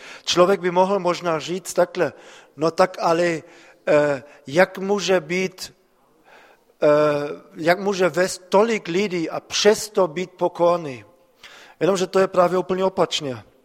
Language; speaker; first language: Czech; non-native, fluent; German